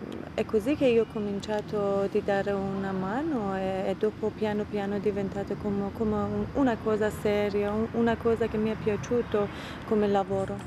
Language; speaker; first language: Italian; non-native, fluent; Persian